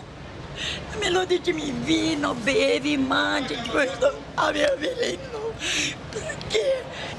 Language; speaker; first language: Italian; non-native, learner; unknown